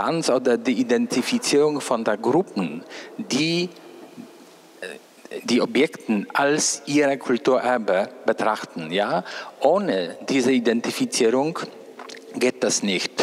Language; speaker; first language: German; non-native, fluent; Polish